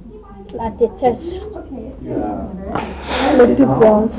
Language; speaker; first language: French; non-native, learner; English